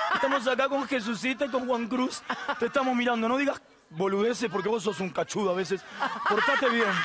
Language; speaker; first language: Spanish; native; Spanish